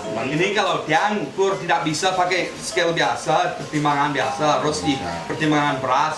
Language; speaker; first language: Indonesian; non-native, fluent; Spanish